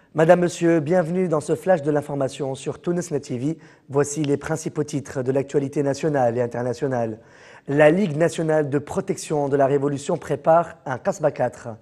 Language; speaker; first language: French; non-native, local second language; Arabic